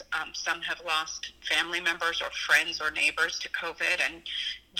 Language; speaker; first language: English; native; English